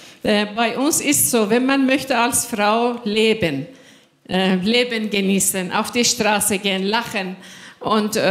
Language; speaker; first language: German; non-native, fluent; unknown